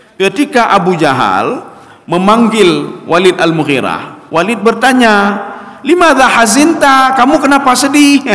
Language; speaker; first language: Malay; non-native, local second language; Achinese